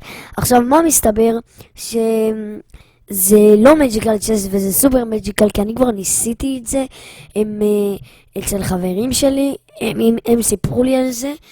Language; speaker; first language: Hebrew; native; Hebrew